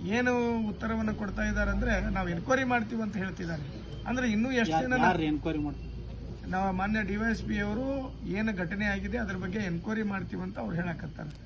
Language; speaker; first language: Kannada; non-native, local second language; Lambadi